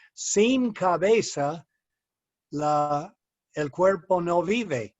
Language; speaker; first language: Spanish; non-native, fluent; English